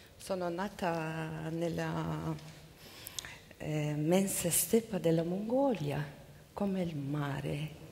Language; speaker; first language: Italian; non-native, learner; Mongolian